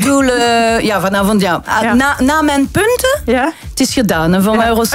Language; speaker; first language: Dutch; non-native, local second language; French